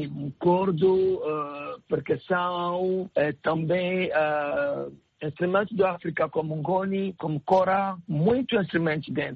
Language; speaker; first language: Portuguese; non-native, learner; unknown